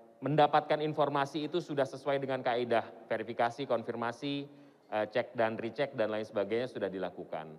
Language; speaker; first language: Indonesian; native; Indonesian